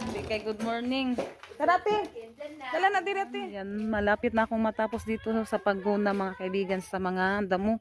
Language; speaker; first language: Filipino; non-native, local second language; Cebuano